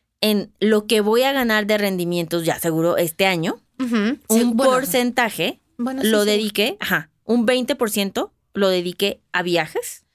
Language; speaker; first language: Spanish; native; Spanish